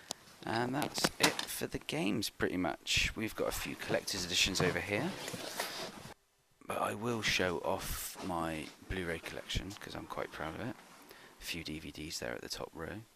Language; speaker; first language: English; native; English